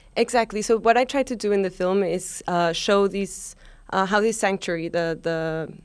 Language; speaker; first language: English; non-native, fluent; Spanish